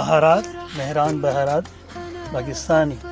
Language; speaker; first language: Arabic; non-native, learner; Urdu